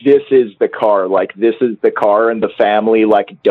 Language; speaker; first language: English; native; English